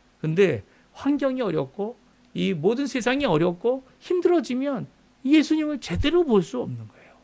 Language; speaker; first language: Korean; native; Korean